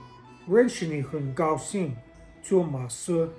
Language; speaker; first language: Chinese; non-native, learner; English